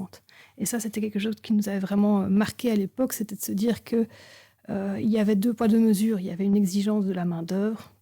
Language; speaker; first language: French; native; French